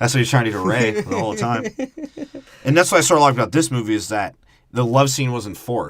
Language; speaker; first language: English; native; English